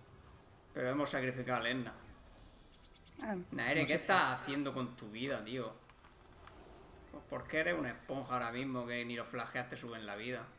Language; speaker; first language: Spanish; native; Spanish